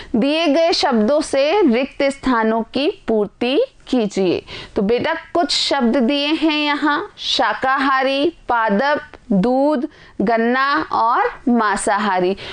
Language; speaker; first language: Hindi; native; Hindi